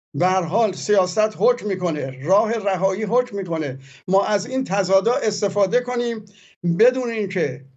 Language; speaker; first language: Persian; native; Persian